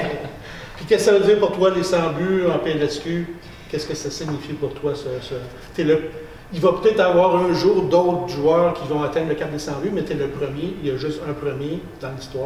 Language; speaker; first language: French; native; French